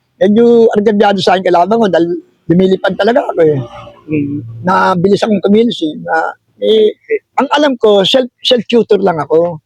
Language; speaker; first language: Filipino; native; Filipino